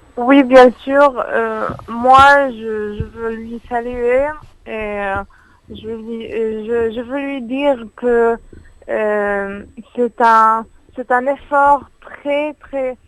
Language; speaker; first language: French; non-native, learner; Arabic